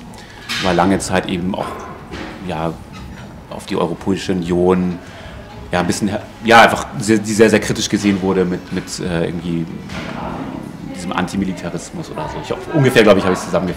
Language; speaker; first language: German; native; German